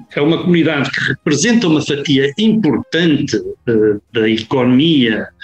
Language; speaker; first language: Portuguese; native; Portuguese